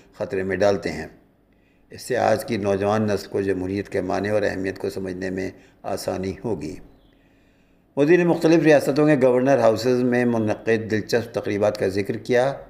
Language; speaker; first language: Urdu; native; Urdu